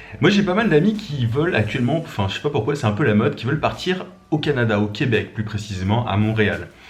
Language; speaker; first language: French; native; French